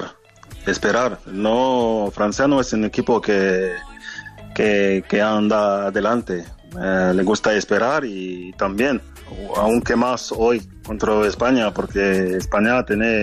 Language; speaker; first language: Spanish; non-native, fluent; French